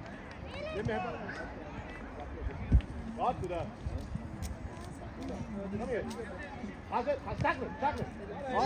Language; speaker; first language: Danish; native; Danish